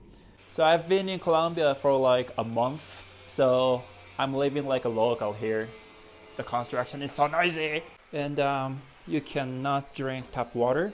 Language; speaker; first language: English; non-native, fluent; Japanese